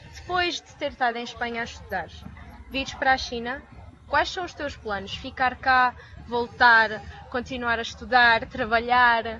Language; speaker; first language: Portuguese; native; Portuguese